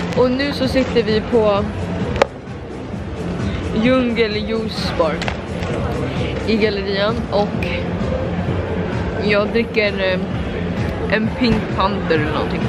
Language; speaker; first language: Swedish; native; Swedish